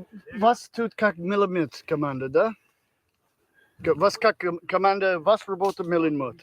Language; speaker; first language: Russian; non-native, learner; English